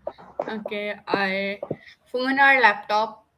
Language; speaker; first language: English; non-native, local second language; Urdu